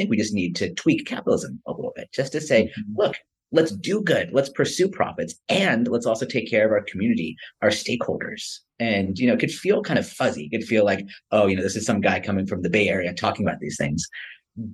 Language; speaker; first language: English; native; English